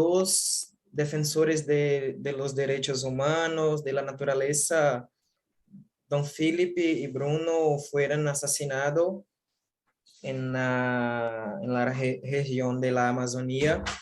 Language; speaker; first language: Spanish; non-native, learner; Portuguese